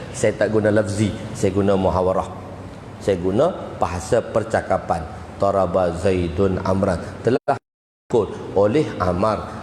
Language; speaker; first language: Malay; native; Malay